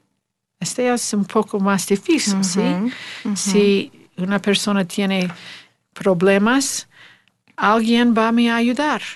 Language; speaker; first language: Spanish; non-native, learner; English